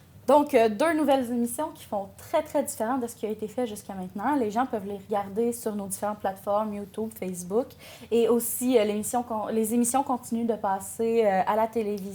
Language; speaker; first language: French; native; French